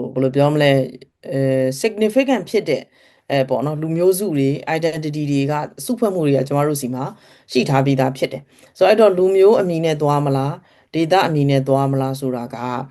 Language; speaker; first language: Burmese; native; Burmese